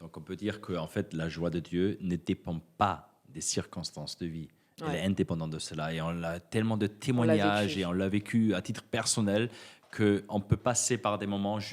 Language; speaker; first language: French; native; French